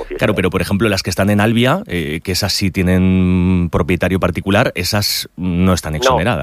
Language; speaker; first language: Spanish; native; Spanish